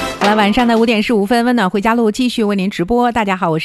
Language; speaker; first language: Chinese; native; Chinese